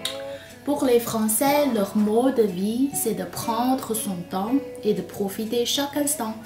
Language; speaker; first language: French; non-native, learner; Chinese